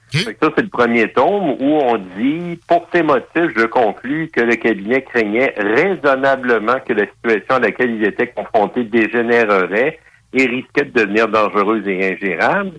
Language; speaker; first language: French; native; French